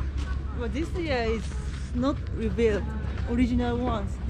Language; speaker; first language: English; non-native, learner; Japanese